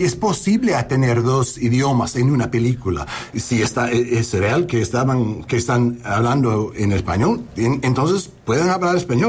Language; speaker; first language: Spanish; non-native, learner; English